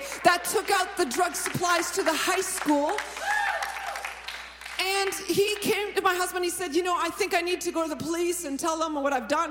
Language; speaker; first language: English; native; English